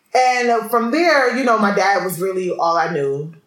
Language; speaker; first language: English; early bilingual, other home language; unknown